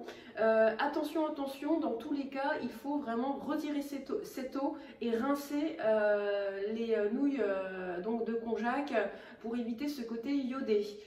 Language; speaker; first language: French; native; French